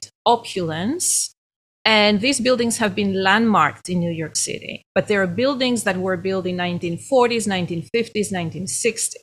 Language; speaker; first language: English; non-native, fluent; Greek